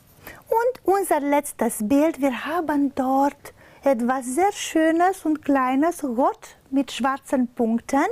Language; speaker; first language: German; non-native, fluent; Romanian